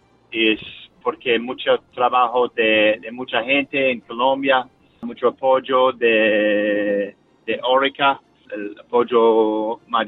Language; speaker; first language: Spanish; non-native, learner; English